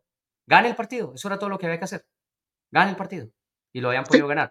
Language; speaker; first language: Spanish; native; Spanish